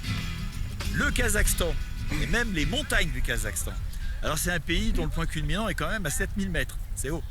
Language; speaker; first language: French; native; French